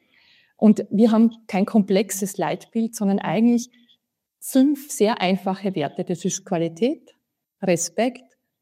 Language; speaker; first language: German; native; German